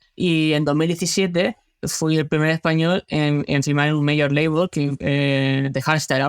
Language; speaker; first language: Spanish; native; Spanish